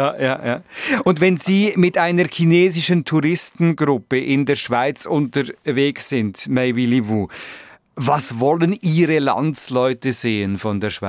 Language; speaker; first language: German; native; German